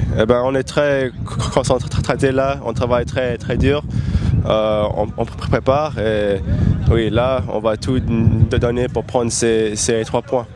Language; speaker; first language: French; non-native, fluent; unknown